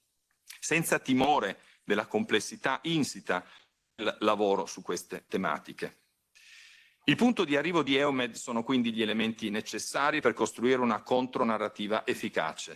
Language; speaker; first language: Italian; native; Italian